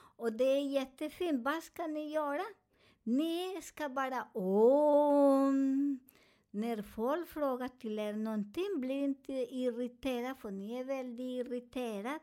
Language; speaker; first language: Swedish; non-native, learner; Spanish